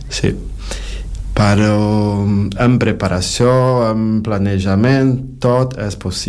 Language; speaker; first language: Catalan; non-native, fluent; Portuguese